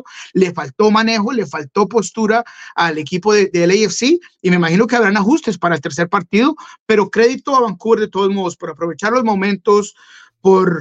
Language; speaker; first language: Spanish; native; Spanish